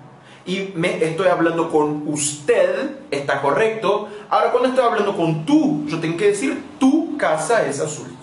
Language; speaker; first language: Spanish; non-native, fluent; Portuguese